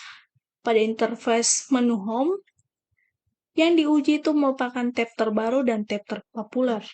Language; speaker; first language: Indonesian; native; Indonesian